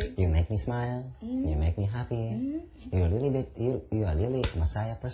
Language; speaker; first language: English; non-native, learner; Japanese